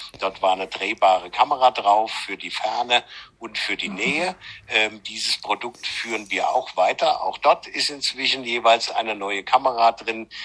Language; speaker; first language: German; native; German